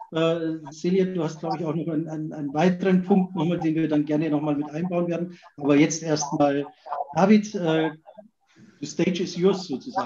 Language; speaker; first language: German; native; German